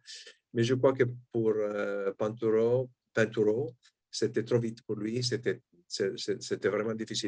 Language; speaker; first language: French; non-native, fluent; Italian